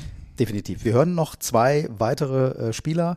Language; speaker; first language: German; native; German